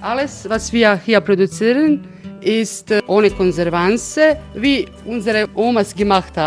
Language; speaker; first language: German; non-native, learner; Croatian